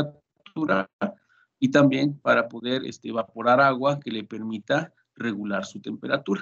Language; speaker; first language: Spanish; native; Spanish